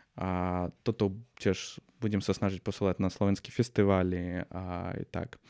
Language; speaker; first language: Slovak; non-native, fluent; Russian